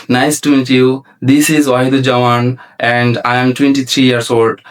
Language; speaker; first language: English; non-native, learner; Bangla